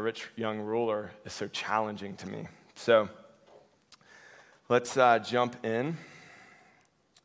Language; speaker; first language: English; native; English